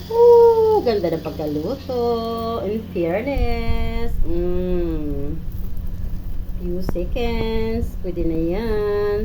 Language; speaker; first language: Filipino; native; Filipino